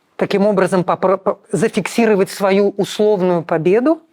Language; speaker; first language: Russian; native; Russian